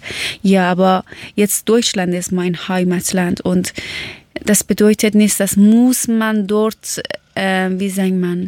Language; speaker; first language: German; non-native, learner; Persian